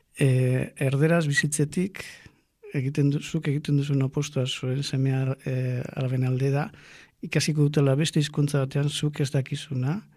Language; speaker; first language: Basque; non-native, local second language; Spanish